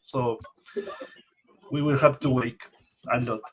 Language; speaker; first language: English; non-native, fluent; Spanish